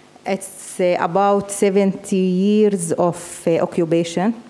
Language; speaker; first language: English; non-native, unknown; Arabic